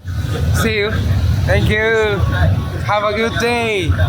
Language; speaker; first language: English; non-native, learner; Japanese